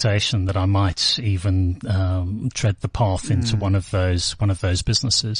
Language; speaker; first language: English; native; English